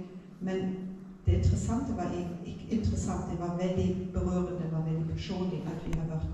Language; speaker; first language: Norwegian; non-native, fluent; German